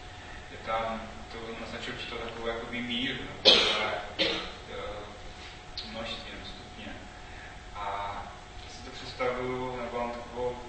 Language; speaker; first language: Czech; non-native, fluent; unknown